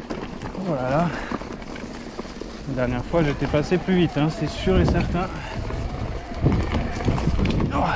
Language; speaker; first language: French; native; French